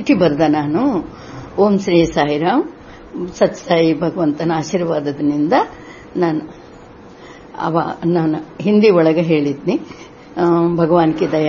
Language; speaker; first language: Kannada; non-native, local second language; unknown